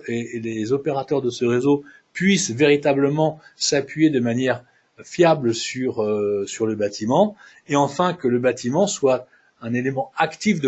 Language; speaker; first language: French; native; French